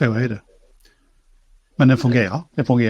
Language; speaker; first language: Swedish; native; Swedish